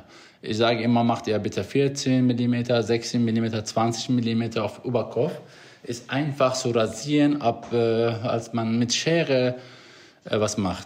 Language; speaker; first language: German; non-native, fluent; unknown